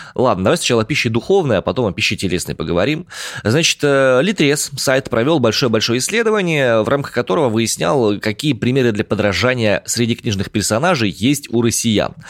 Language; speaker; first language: Russian; native; Russian